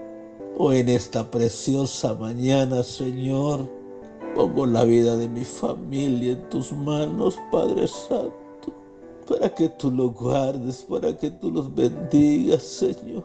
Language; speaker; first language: Spanish; native; Spanish